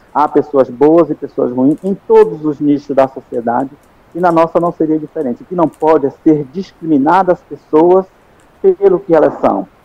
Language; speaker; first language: Portuguese; native; Portuguese